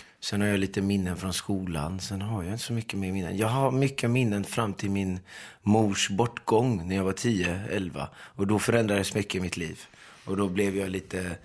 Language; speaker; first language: Swedish; early bilingual, other home language; Persian